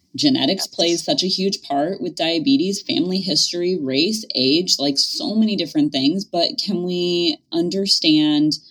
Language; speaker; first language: English; native; English